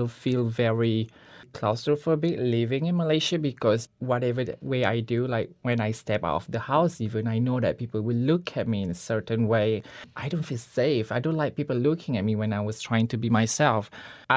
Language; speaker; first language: English; non-native, local second language; Malay